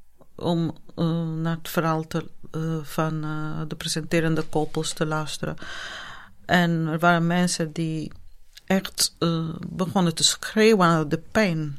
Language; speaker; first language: Dutch; non-native, fluent; Italian